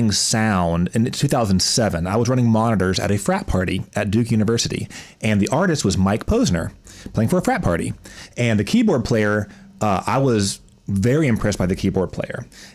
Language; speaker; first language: English; native; English